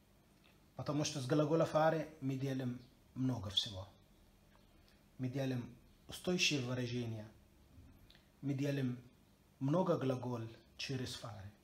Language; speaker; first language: Russian; non-native, learner; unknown